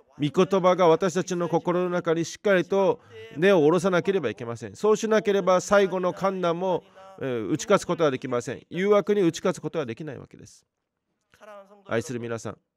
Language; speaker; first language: Japanese; non-native, fluent; Korean